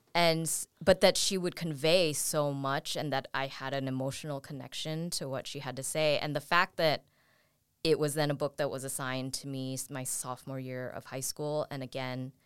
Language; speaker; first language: English; native; English